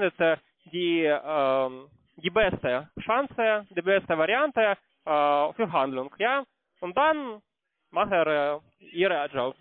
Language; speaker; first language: German; non-native, learner; Russian